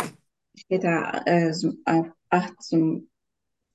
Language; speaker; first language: German; non-native, learner; Turkish